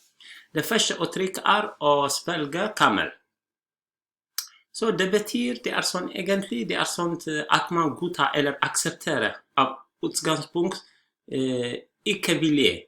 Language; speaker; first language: Norwegian; non-native, learner; Tigrinya